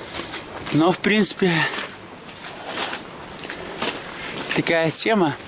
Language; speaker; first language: Russian; native; Russian